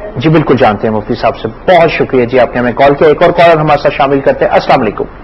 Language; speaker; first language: Urdu; native; Urdu